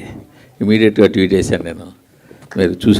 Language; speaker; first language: Telugu; native; Telugu